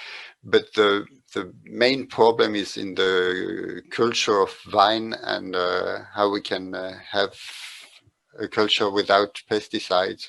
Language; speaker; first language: English; non-native, fluent; French